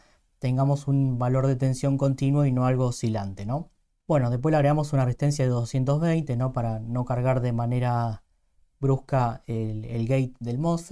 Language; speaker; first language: Spanish; native; Spanish